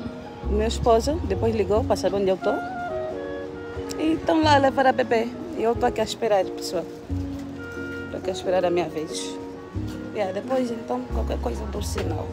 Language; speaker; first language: Portuguese; native; Portuguese